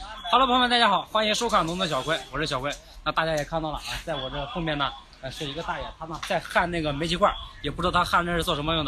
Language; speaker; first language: Chinese; native; Chinese